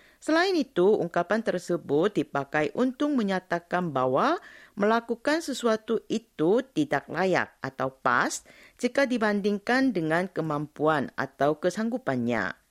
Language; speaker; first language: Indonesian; non-native, fluent; Korean